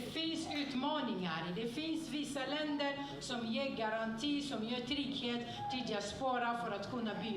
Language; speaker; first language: Swedish; non-native, fluent; French